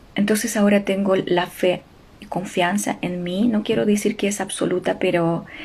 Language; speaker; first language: Spanish; non-native, fluent; Ukrainian